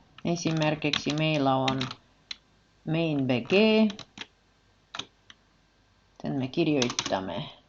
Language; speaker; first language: Finnish; non-native, learner; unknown